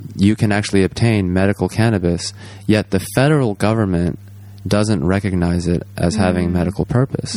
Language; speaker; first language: English; native; English